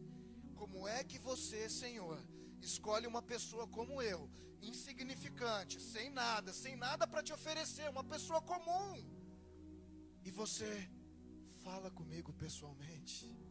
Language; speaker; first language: Portuguese; native; Portuguese